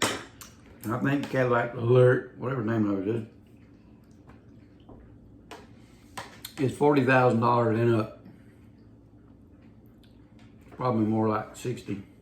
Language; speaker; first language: English; native; English